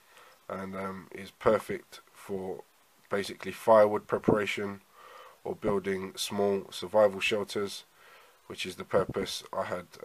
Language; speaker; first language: English; native; English